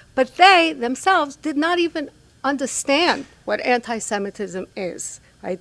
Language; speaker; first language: English; non-native, fluent; Hebrew